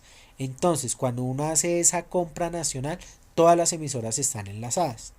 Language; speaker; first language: Spanish; native; Spanish